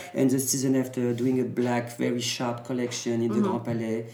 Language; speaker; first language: English; early bilingual, other home language; French